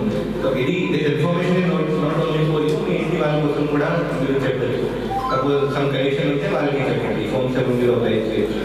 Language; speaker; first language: Telugu; non-native, learner; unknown